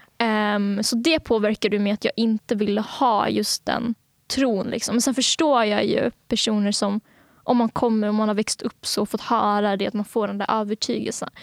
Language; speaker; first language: Swedish; early bilingual, other home language; Bangla